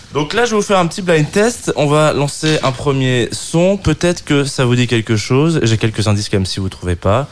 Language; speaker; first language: French; native; French